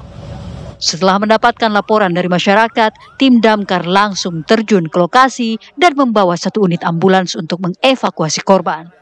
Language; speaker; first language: Indonesian; native; Indonesian